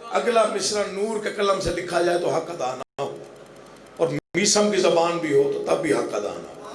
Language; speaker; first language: Urdu; non-native, local second language; Saraiki